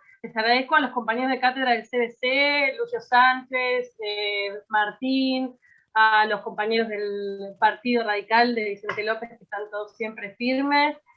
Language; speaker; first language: Spanish; native; Spanish